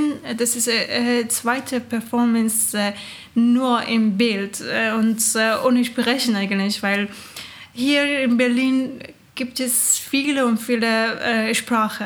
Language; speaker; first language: German; non-native, learner; Persian